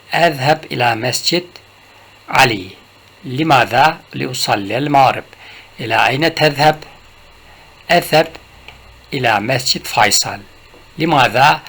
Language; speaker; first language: Arabic; non-native, fluent; Turkish